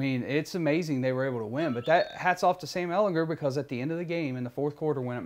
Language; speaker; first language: English; native; English